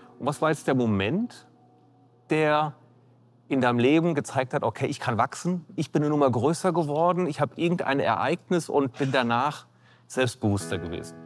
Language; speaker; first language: German; native; German